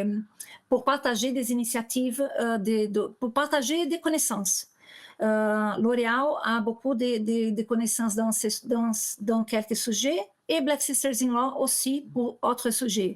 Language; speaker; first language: French; non-native, learner; Portuguese